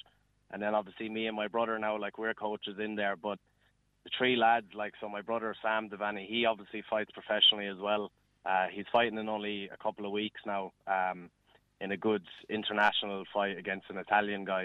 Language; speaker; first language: English; native; English